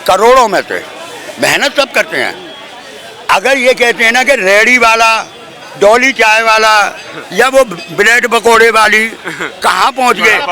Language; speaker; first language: Hindi; native; Hindi